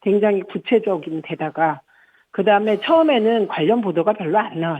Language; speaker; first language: Korean; native; Korean